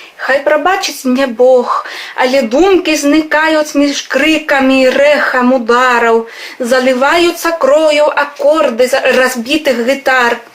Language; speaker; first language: Belarusian; non-native, fluent; Spanish